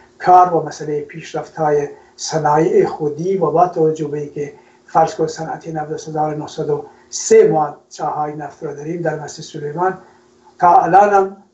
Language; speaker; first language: Persian; non-native, local second language; Kurdish